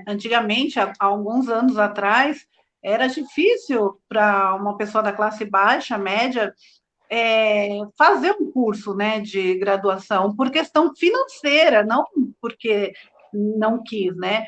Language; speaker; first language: Portuguese; native; Portuguese